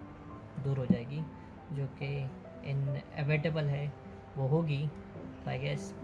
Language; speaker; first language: Hindi; native; Hindi